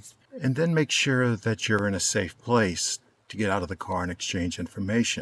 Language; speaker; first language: English; native; English